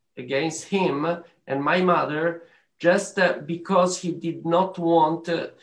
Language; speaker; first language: English; non-native, learner; Arabic